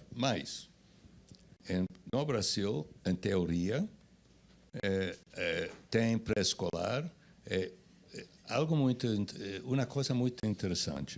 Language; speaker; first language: Portuguese; non-native, fluent; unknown